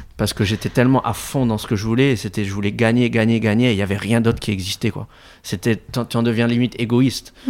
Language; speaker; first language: French; native; French